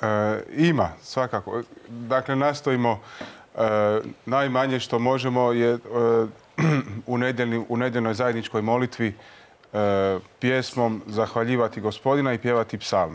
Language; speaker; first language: Croatian; native; Croatian